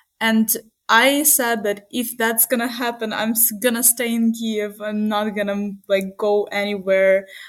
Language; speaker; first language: English; non-native, fluent; Ukrainian